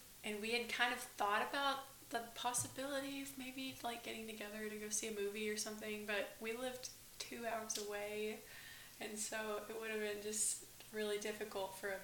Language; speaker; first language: English; native; English